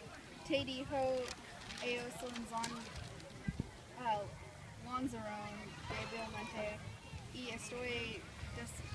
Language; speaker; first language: Spanish; non-native, learner; English